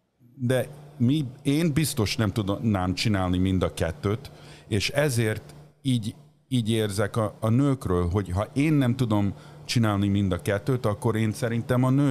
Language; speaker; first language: Hungarian; early bilingual, heritage; Hungarian